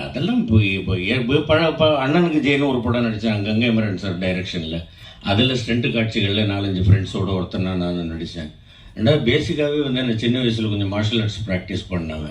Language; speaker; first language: Tamil; native; Tamil